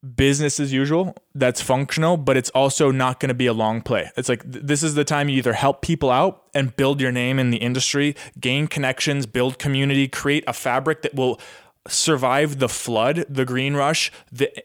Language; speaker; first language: English; native; English